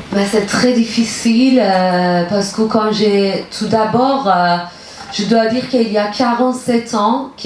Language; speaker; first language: French; non-native, learner; Persian